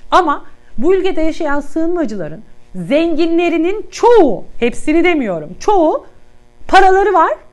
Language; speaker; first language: Turkish; native; Turkish